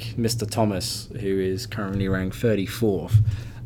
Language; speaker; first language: English; native; English